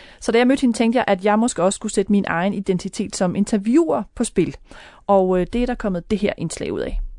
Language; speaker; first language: Danish; native; Danish